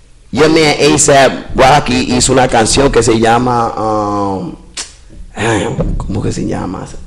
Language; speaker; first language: Spanish; early bilingual, heritage; Spanish